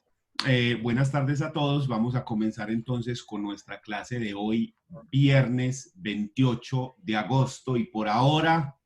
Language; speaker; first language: Spanish; native; Spanish